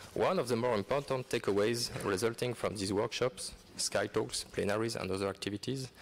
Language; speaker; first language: English; non-native, fluent; French